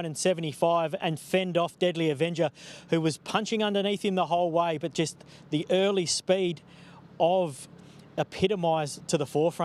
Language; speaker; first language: English; native; English